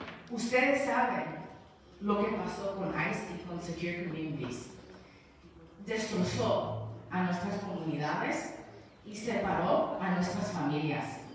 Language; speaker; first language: Spanish; early bilingual, heritage; Spanish